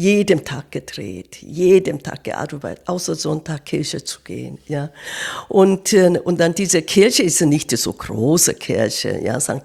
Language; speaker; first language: German; non-native, fluent; Korean